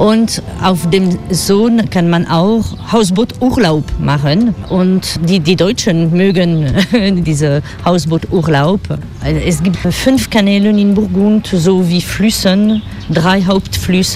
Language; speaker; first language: German; non-native, learner; French